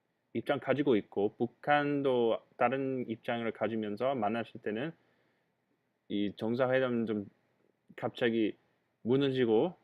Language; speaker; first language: Korean; non-native, fluent; English